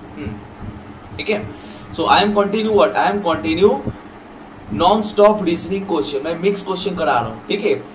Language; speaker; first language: Hindi; non-native, local second language; Bangla